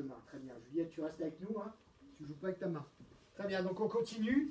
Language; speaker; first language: French; native; French